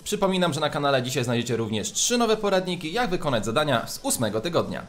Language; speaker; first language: Polish; native; Polish